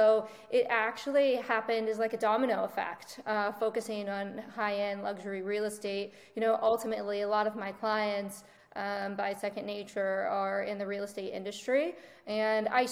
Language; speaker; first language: English; native; English